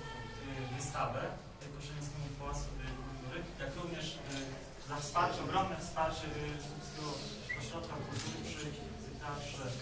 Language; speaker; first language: Polish; native; Polish